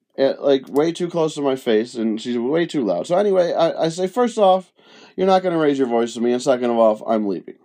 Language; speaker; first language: English; early bilingual, other home language; Spanish